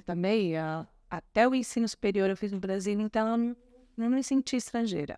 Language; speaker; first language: Portuguese; early bilingual, other home language; Spanish